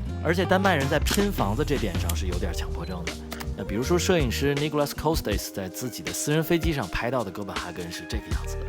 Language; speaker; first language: Chinese; native; Chinese